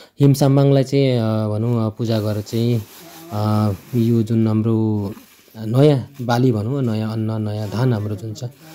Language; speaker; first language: Nepali; non-native, local second language; Limbu